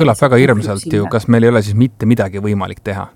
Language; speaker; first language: Estonian; native; Estonian